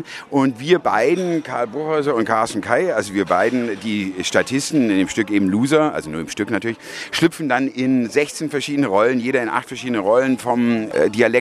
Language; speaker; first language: German; native; German